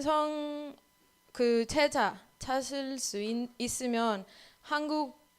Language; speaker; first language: Korean; non-native, learner; Spanish